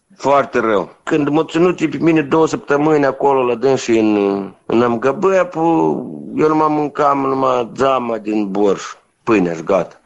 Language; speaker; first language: Romanian; native; Romanian